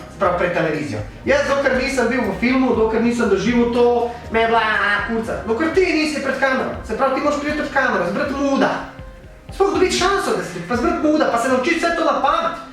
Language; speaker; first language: Slovenian; non-native, local second language; Bosnian